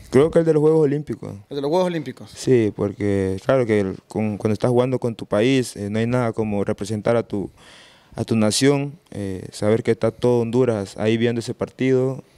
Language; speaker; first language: Spanish; native; Spanish